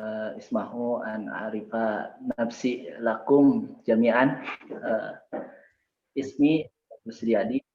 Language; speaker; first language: Arabic; non-native, learner; Indonesian